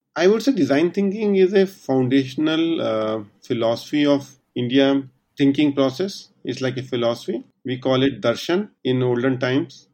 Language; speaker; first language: English; non-native, local second language; Hindi